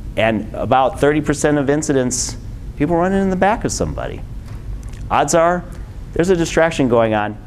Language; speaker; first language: English; native; English